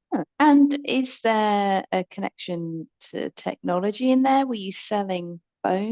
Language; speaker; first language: English; native; English